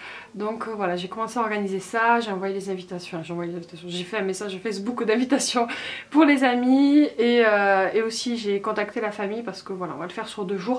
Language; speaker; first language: French; native; French